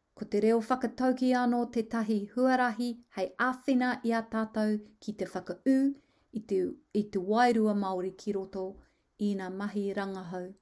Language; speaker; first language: Māori; non-native, local second language; English